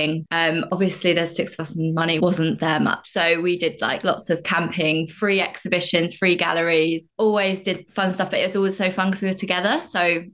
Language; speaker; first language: English; native; English